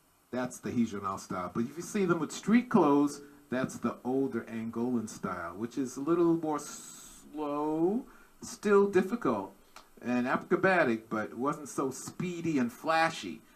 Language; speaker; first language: English; native; English